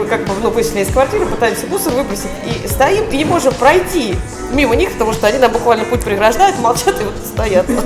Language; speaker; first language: Russian; native; Russian